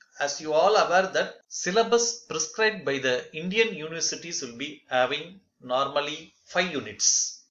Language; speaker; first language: English; non-native, local second language; Tamil